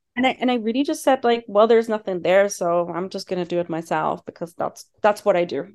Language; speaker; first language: English; non-native, fluent; German